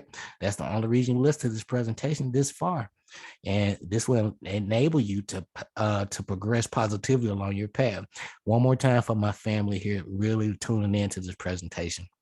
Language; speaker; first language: English; native; English